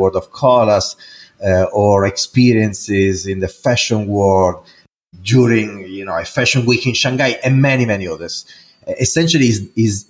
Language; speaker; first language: English; non-native, fluent; Italian